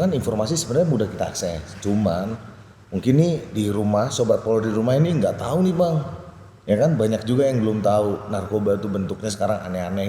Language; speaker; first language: Indonesian; native; Indonesian